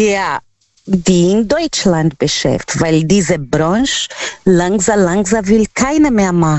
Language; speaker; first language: German; non-native, learner; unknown